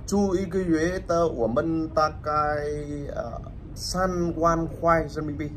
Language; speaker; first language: Chinese; non-native, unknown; Vietnamese